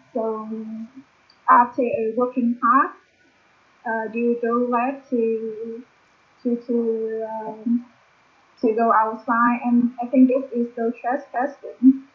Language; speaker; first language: English; non-native, learner; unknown